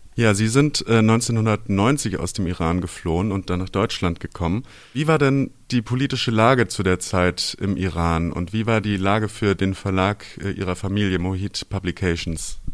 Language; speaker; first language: German; native; German